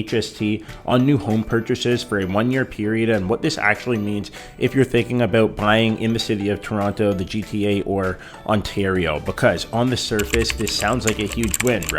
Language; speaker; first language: English; native; English